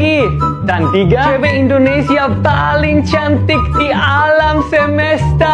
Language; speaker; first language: Indonesian; non-native, fluent; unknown